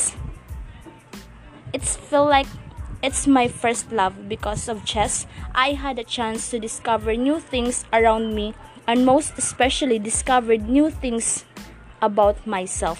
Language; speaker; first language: English; non-native, local second language; Cebuano